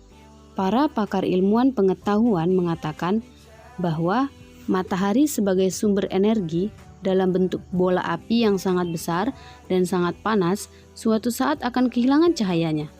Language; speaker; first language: Indonesian; native; Indonesian